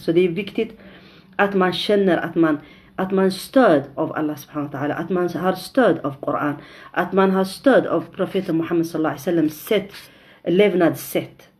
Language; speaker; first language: Swedish; non-native, fluent; Arabic